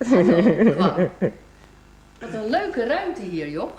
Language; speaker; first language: Dutch; native; Dutch